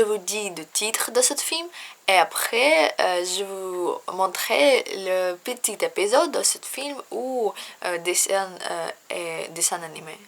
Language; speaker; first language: French; non-native, learner; Russian